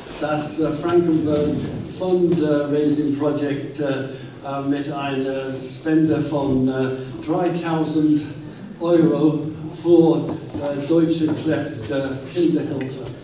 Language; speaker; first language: German; non-native, learner; English